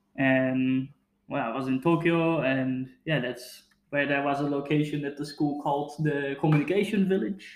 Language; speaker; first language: English; non-native, fluent; Dutch